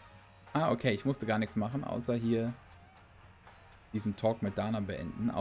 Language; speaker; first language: German; native; German